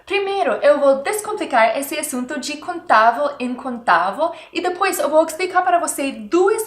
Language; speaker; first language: Portuguese; non-native, fluent; English